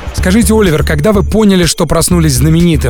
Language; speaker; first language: Russian; native; Russian